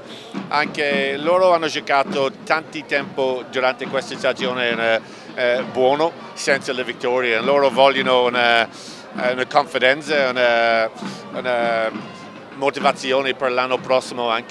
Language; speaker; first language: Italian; non-native, learner; English